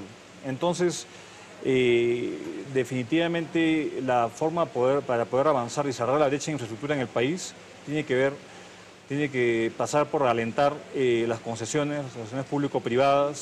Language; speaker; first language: Spanish; native; Spanish